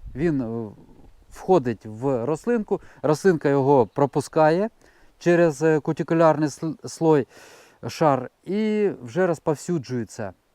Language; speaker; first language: Ukrainian; non-native, local second language; Russian